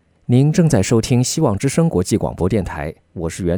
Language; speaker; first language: Chinese; native; Chinese